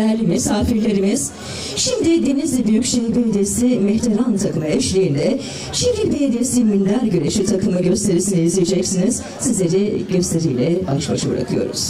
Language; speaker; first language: Turkish; native; Turkish